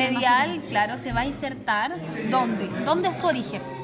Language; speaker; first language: Spanish; native; Spanish